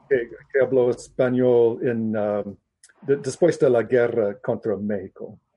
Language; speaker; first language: Spanish; non-native, learner; English